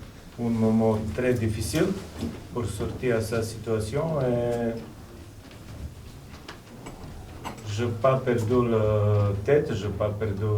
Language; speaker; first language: French; non-native, local second language; Serbian